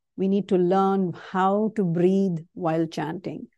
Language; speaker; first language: English; non-native, local second language; Kannada